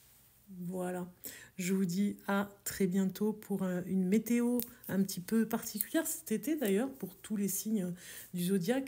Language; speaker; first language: French; native; French